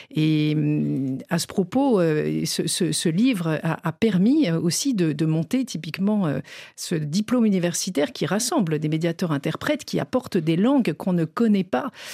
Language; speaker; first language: French; native; French